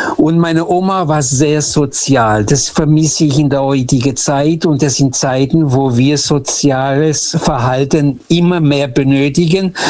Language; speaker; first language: German; early bilingual, other home language; Portuguese